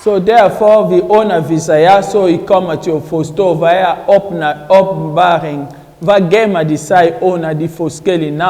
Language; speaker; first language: Swedish; non-native, fluent; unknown